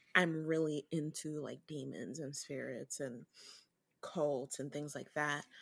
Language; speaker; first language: English; early bilingual, other home language; Haitian Creole